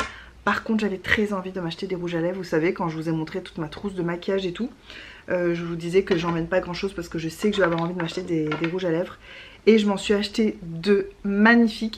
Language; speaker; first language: French; native; French